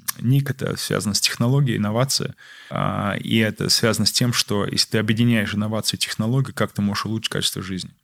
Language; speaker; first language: Russian; early bilingual, heritage; Russian